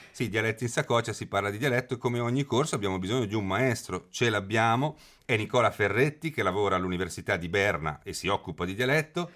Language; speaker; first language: Italian; native; Italian